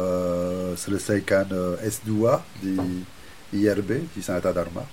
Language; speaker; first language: Indonesian; non-native, fluent; French